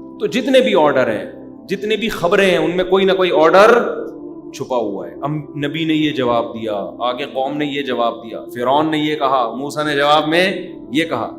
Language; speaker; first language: Urdu; native; Urdu